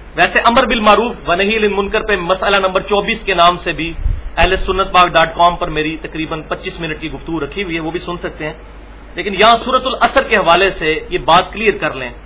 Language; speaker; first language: Urdu; non-native, local second language; Punjabi